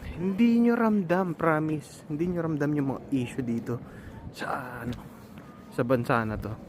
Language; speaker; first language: Filipino; native; Filipino